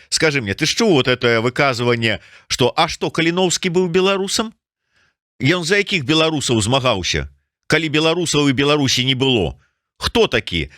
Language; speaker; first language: Belarusian; non-native, local second language; Russian